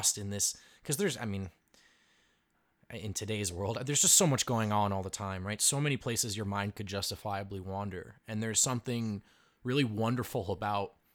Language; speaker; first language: English; native; English